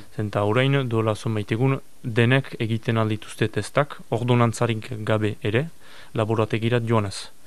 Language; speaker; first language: Basque; native; Basque